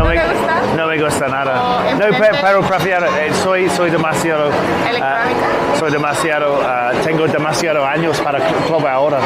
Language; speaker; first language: Spanish; non-native, learner; English